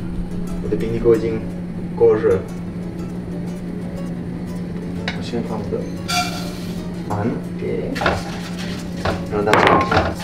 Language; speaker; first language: Chinese; non-native, fluent; French